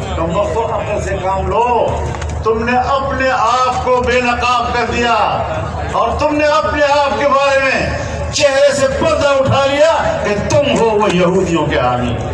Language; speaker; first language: Urdu; non-native, local second language; Pashto